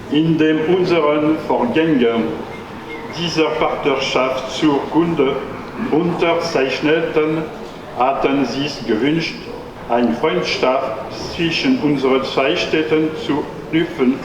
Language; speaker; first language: German; non-native, learner; French